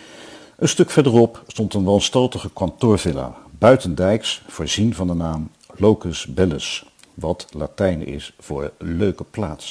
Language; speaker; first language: Dutch; native; Dutch